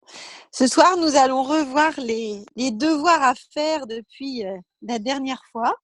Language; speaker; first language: French; native; French